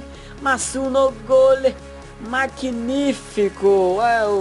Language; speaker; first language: Portuguese; non-native, learner; Spanish